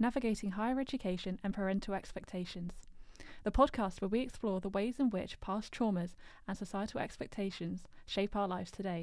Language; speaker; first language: English; native; English